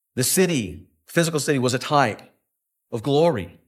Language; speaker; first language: English; native; English